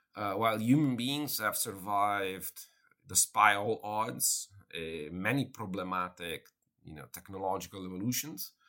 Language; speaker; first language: English; non-native, fluent; Italian